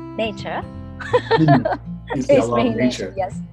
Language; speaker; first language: English; non-native, fluent; Japanese